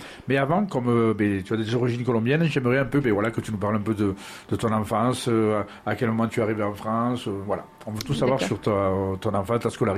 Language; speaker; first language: French; native; French